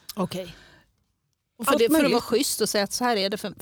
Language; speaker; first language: Swedish; native; Swedish